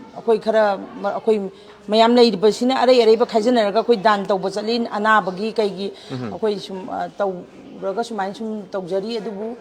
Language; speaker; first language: Manipuri; native; Manipuri